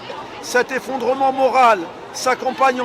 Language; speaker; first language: French; native; French